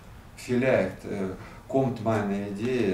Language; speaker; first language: German; non-native, learner; Russian